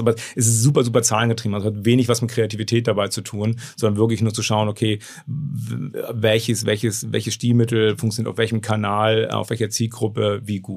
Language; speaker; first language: German; native; German